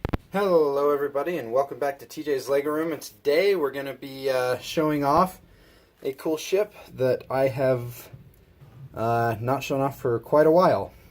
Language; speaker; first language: English; native; English